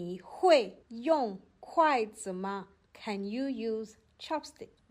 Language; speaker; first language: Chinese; non-native, learner; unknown